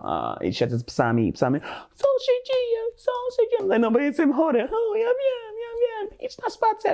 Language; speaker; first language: Polish; non-native, learner; English